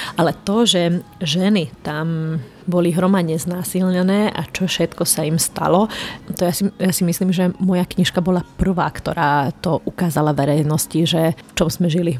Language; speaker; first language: Slovak; non-native, local second language; Hungarian